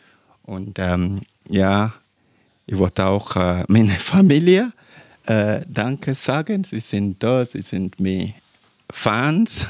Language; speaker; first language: German; non-native, learner; English